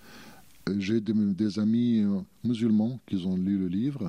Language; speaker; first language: French; non-native, fluent; Arabic